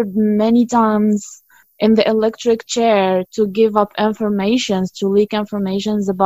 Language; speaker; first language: English; non-native, fluent; Arabic